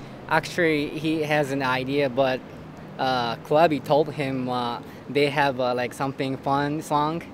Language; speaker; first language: English; non-native, learner; Japanese